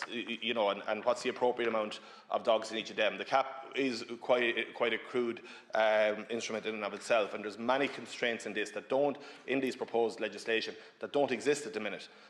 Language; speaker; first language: English; native; English